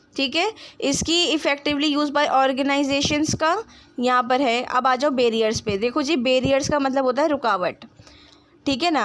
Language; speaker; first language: Hindi; non-native, local second language; Punjabi